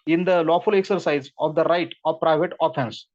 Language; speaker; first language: English; non-native, local second language; Marathi